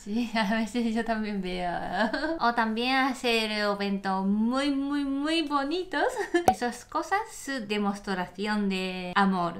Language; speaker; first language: Spanish; non-native, learner; Japanese